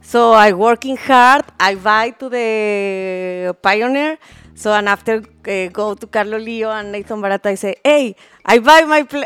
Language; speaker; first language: English; non-native, learner; Spanish